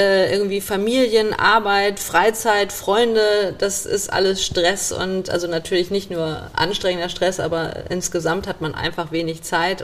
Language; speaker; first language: German; native; German